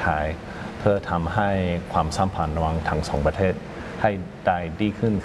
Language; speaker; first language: Thai; non-native, fluent; English